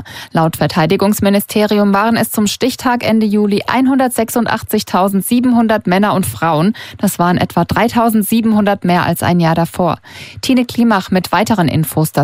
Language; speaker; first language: German; native; German